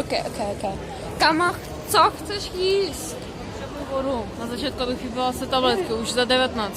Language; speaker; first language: Czech; non-native, learner; Ukrainian